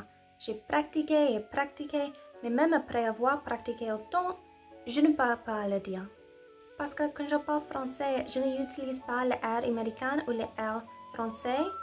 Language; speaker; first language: French; non-native, learner; English